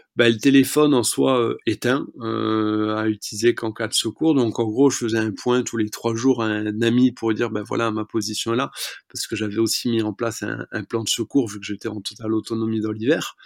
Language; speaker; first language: French; native; French